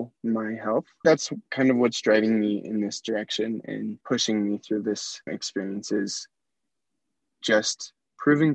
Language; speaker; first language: English; native; English